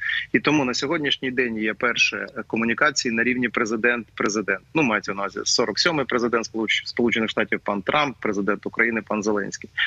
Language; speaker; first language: Ukrainian; native; Ukrainian